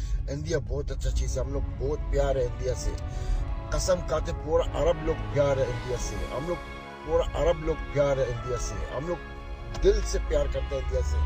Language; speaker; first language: Hindi; non-native, learner; Arabic